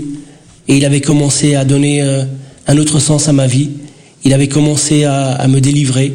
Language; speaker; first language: French; early bilingual, other home language; Portuguese